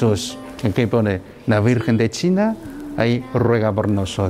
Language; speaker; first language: Spanish; non-native, fluent; Chinese